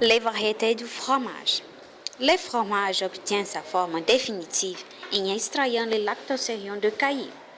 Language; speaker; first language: French; non-native, learner; Portuguese